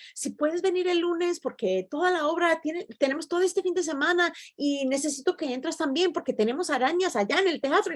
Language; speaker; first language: Spanish; early bilingual, heritage; Spanish